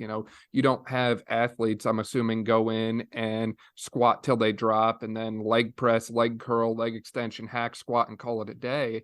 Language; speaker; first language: English; native; English